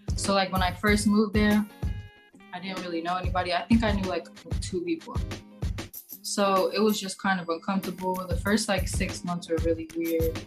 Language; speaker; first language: English; native; English